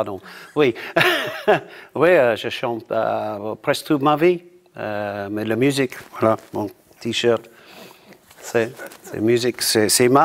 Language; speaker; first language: French; non-native, learner; English